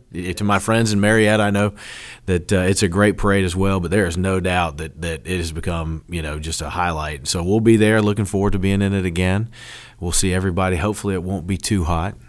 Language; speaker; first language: English; native; English